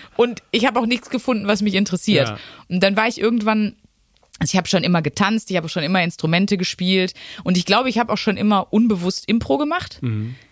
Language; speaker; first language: German; native; German